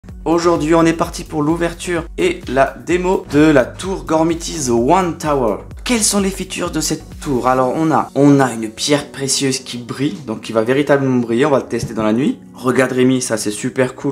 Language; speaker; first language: French; native; French